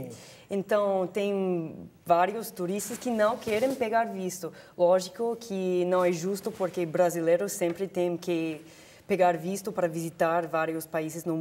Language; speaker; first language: Portuguese; non-native, fluent; English